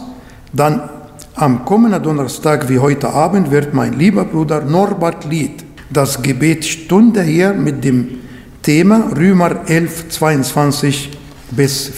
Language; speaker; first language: German; non-native, fluent; Arabic